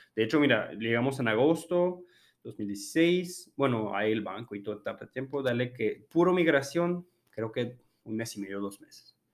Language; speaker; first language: Spanish; non-native, fluent; French